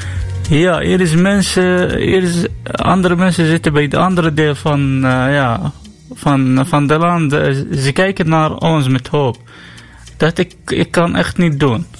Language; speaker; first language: Dutch; non-native, learner; Arabic